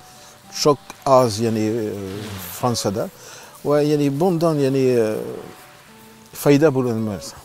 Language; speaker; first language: Turkish; non-native, learner; French